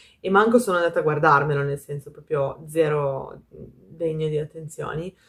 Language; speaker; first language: Italian; native; Italian